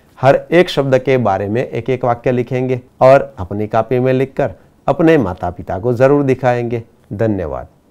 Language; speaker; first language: Hindi; non-native, local second language; Gujarati